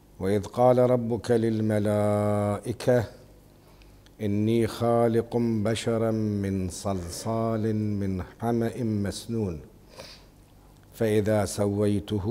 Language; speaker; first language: Arabic; native; Arabic